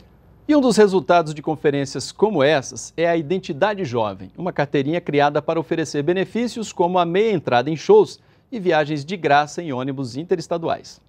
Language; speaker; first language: Portuguese; native; Portuguese